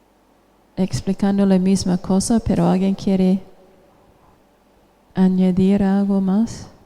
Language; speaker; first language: Spanish; non-native, fluent; English